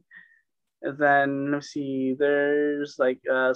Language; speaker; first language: English; native; English